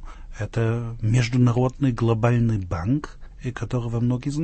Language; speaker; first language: Russian; non-native, fluent; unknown